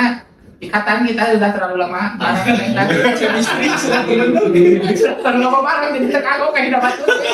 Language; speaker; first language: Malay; non-native, local second language; Sundanese